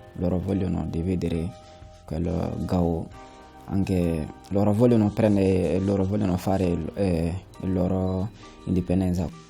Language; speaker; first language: Italian; non-native, learner; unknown